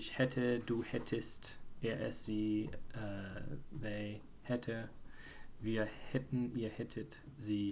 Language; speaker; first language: German; non-native, fluent; English